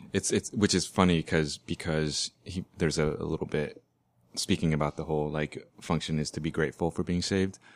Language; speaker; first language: English; early bilingual, other home language; Vietnamese